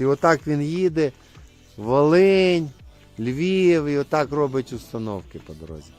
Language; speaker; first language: Ukrainian; native; Ukrainian